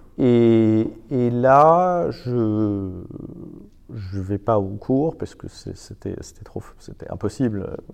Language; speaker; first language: French; non-native, fluent; Persian